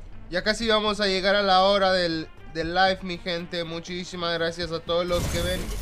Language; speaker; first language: Spanish; early bilingual, heritage; Spanish